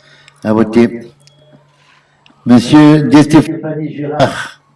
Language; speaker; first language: French; native; French